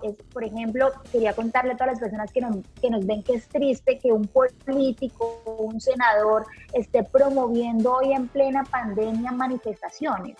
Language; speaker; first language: Spanish; native; Spanish